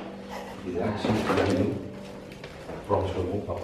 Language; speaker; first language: French; non-native, learner; Javanese